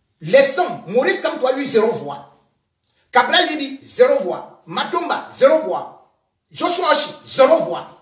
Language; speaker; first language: French; native; French